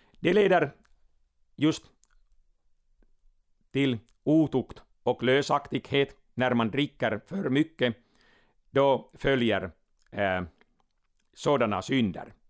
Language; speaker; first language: Swedish; non-native, local second language; Finnish